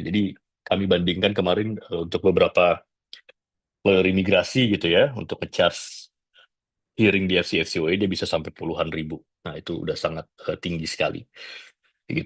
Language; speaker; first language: Indonesian; native; Indonesian